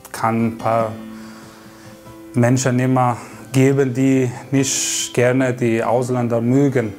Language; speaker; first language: German; non-native, learner; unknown